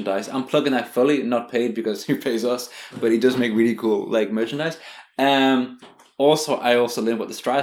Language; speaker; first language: English; native; English